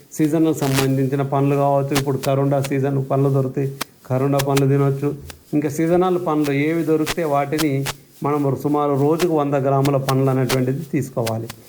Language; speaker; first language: Telugu; native; Telugu